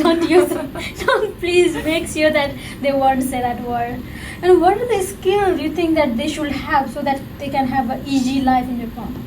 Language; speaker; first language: English; non-native, fluent; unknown